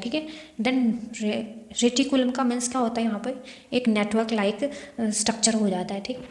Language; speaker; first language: Hindi; native; Hindi